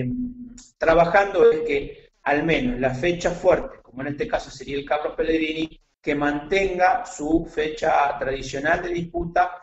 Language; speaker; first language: Spanish; native; Spanish